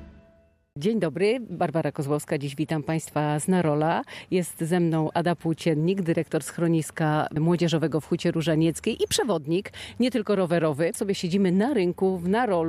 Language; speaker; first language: Polish; native; Polish